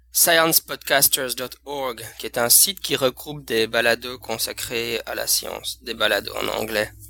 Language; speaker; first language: French; native; French